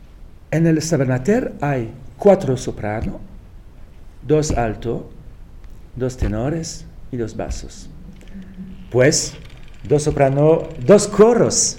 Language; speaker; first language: Spanish; non-native, fluent; French